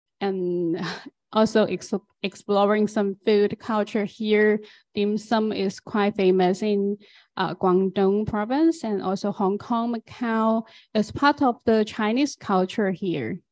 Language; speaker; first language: English; non-native, fluent; Chinese